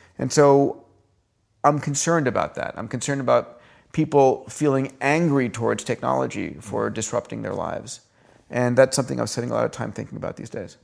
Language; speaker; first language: English; early bilingual, other home language; Greek